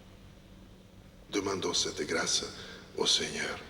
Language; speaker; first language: French; non-native, fluent; Italian